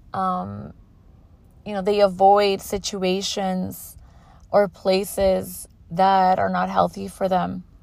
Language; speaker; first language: English; early bilingual, other home language; Spanish